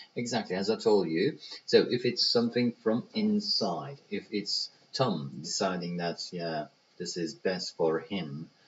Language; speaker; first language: English; non-native, fluent; Persian